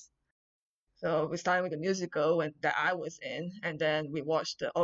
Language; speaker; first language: English; non-native, local second language; Chinese